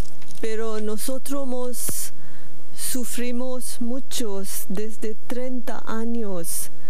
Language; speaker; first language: Spanish; non-native, learner; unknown